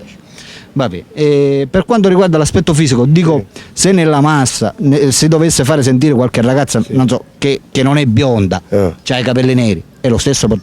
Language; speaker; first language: Italian; native; Italian